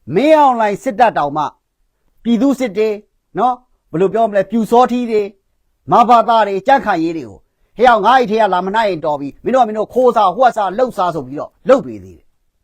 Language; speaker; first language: Burmese; non-native, local second language; Kachin